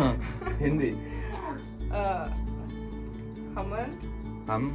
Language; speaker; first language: Hindi; native; Hindi